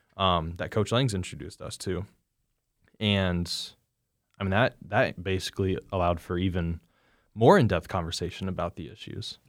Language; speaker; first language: English; native; English